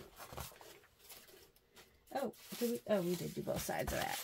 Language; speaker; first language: English; native; English